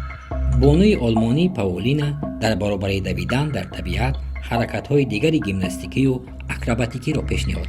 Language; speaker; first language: Persian; native; Persian